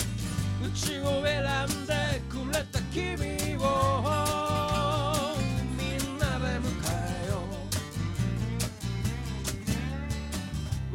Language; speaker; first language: Japanese; native; Japanese